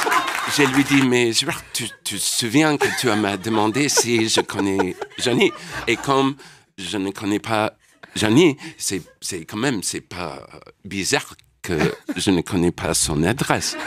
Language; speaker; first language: French; non-native, learner; English